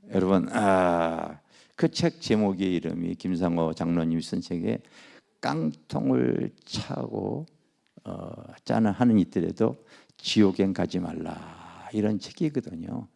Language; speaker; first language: Korean; native; Korean